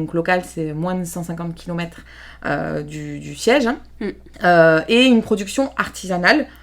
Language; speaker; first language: French; native; French